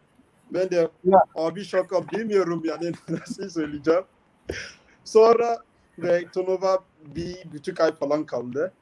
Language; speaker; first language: Turkish; non-native, learner; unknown